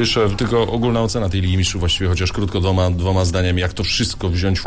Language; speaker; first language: Polish; native; Polish